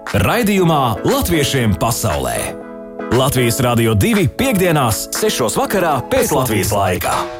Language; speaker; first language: Latvian; native; Latvian